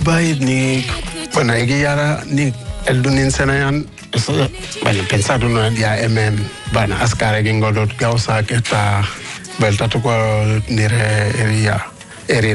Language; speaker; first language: Basque; non-native, learner; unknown